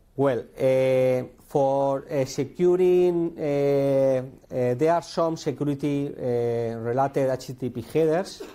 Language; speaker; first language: English; non-native, learner; Spanish